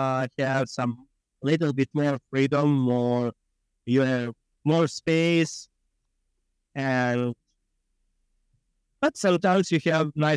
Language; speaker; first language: English; non-native, learner; Ukrainian